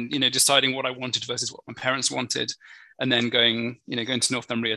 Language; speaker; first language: English; native; English